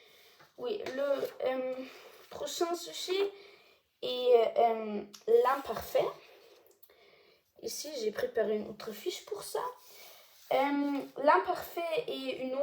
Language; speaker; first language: French; non-native, learner; German